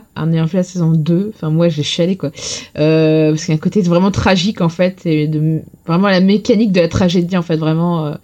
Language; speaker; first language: French; native; French